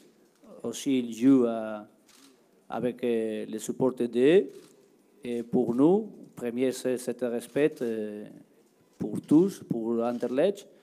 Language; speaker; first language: French; non-native, learner; Spanish